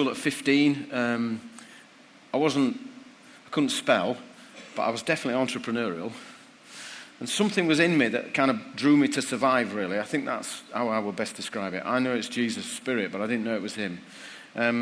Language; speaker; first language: English; native; English